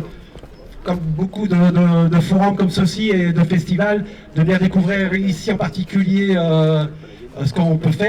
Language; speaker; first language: French; native; French